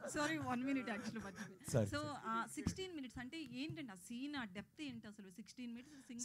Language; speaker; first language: Telugu; native; Telugu